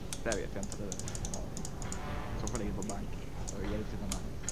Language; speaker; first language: Swedish; native; Swedish